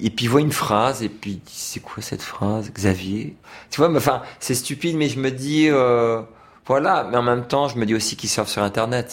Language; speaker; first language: French; native; French